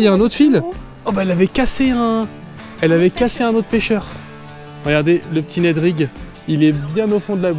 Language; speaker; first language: French; native; French